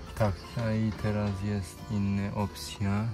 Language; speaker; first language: Polish; non-native, learner; Turkish